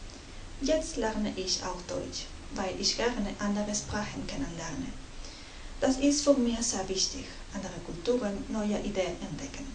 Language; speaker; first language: German; non-native, learner; Spanish